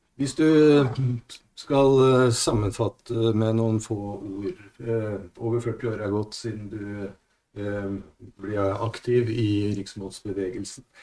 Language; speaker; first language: Norwegian; native; Norwegian